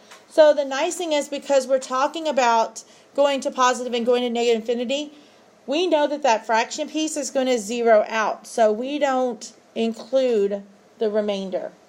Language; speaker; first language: English; native; English